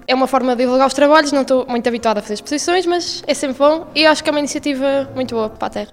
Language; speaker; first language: Portuguese; native; Portuguese